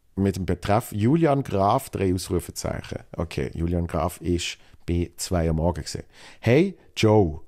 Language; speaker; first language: German; native; German